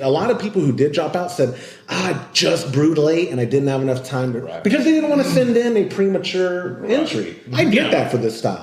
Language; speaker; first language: English; native; English